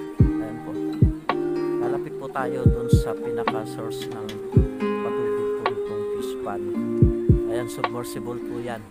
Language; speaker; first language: Filipino; non-native, local second language; Iloko